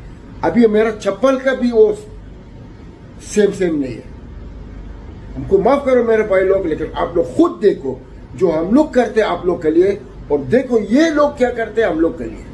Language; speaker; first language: Hindi; non-native, fluent; Arabic